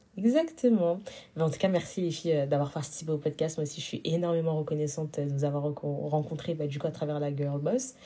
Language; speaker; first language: French; early bilingual, other home language; Wolof